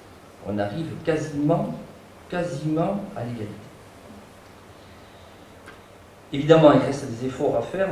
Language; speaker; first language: French; native; French